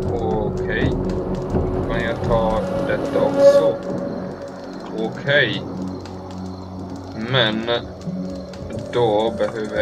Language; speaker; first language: Swedish; non-native, learner; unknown